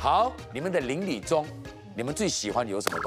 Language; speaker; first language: Chinese; native; Chinese